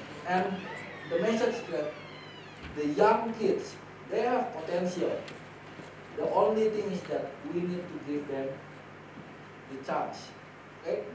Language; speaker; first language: English; non-native, fluent; Indonesian